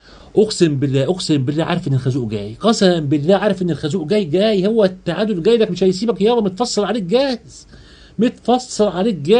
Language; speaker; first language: Arabic; native; Arabic